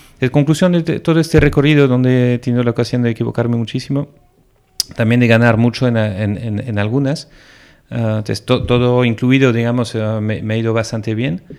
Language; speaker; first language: Spanish; non-native, fluent; French